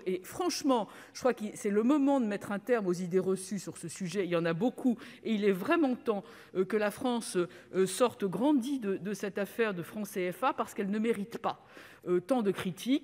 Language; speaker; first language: French; native; French